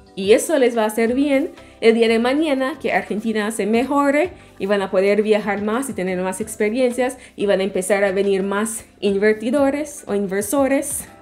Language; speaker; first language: Spanish; non-native, fluent; English